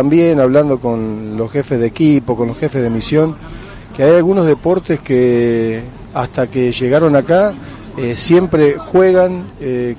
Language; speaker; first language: Spanish; native; Spanish